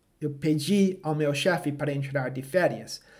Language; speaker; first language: Portuguese; non-native, fluent; English